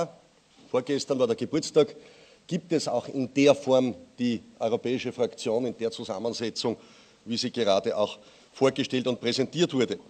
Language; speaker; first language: German; native; German